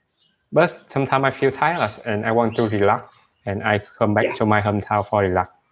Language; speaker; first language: English; non-native, learner; Vietnamese